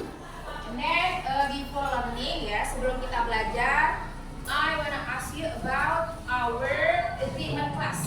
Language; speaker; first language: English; non-native, learner; Indonesian